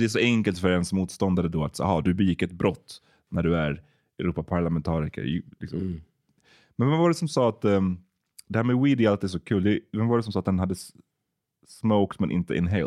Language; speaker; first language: Swedish; native; Swedish